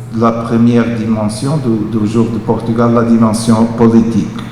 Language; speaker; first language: French; non-native, fluent; Portuguese